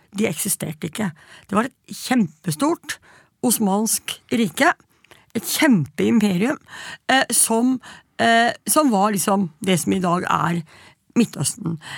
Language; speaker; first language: Norwegian; native; Norwegian